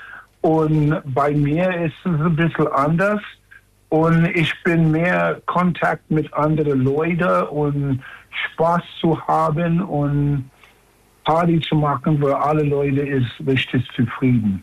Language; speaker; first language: German; non-native, learner; English